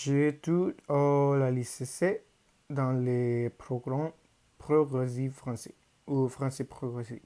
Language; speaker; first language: French; non-native, learner; Spanish